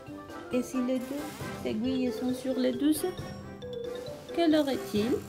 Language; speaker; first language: French; non-native, fluent; Spanish